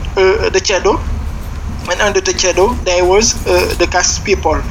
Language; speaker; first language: English; non-native, fluent; Serer